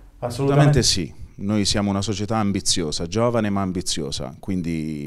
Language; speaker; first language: Italian; native; Italian